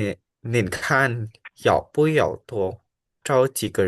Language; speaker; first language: Chinese; non-native, learner; Indonesian